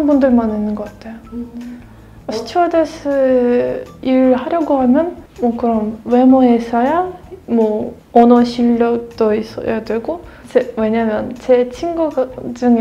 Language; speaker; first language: Korean; non-native, fluent; Russian